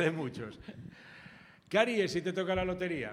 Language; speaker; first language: Spanish; native; Spanish